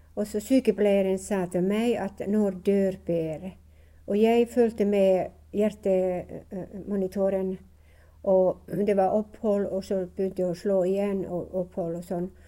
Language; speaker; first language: Norwegian; non-native, fluent; Finnish